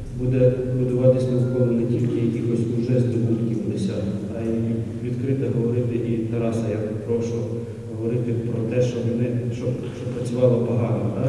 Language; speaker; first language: Ukrainian; native; Ukrainian